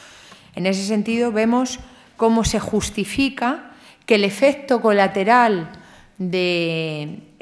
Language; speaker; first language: Spanish; native; Spanish